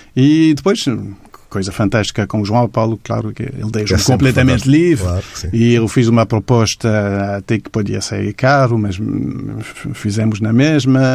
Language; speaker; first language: Portuguese; non-native, fluent; English